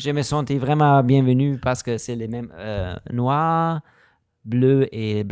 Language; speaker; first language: French; non-native, learner; German